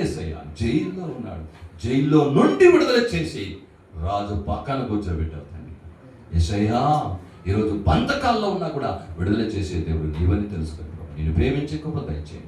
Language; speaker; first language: Telugu; native; Telugu